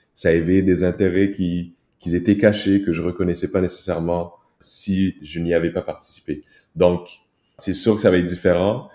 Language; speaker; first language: French; early bilingual, other home language; Kinyarwanda